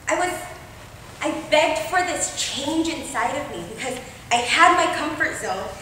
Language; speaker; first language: English; native; English